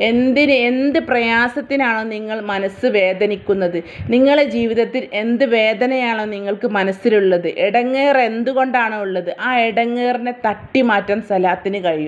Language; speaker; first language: Malayalam; native; Malayalam